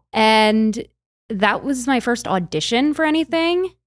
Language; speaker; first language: English; early bilingual, other home language; Filipino